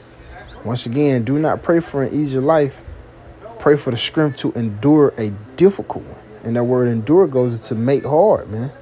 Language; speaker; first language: English; native; English